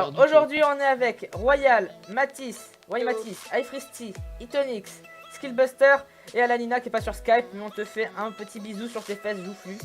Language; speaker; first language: French; native; French